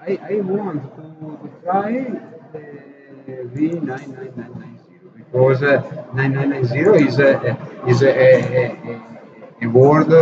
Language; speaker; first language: English; non-native, learner; Italian